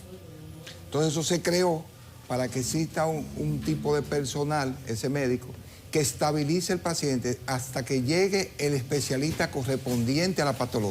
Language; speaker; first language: Spanish; native; Spanish